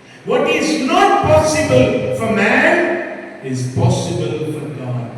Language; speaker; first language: English; non-native, local second language; Tamil